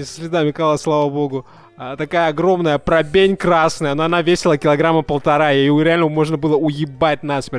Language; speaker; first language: Russian; native; Russian